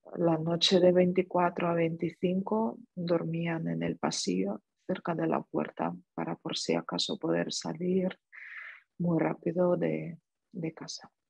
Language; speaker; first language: Spanish; non-native, fluent; Ukrainian